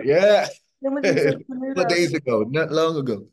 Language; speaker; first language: English; non-native, fluent; Spanish